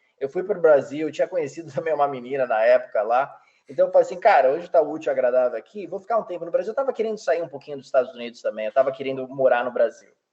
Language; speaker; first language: Portuguese; early bilingual, heritage; Portuguese